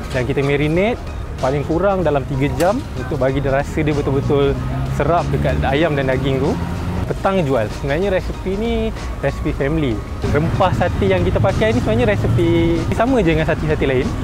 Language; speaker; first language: Malay; native; Malay